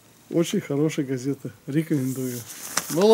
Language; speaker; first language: Russian; native; Russian